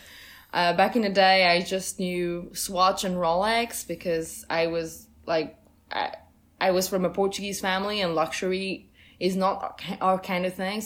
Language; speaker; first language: English; non-native, fluent; Portuguese